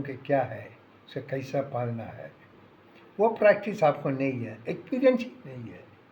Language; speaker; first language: Hindi; non-native, local second language; Malayalam